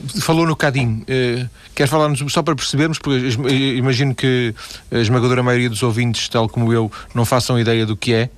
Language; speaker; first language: Portuguese; native; Portuguese